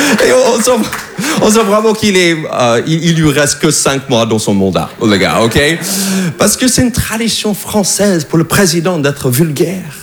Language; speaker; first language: French; non-native, fluent; English